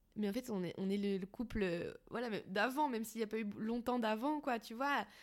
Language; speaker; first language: French; native; French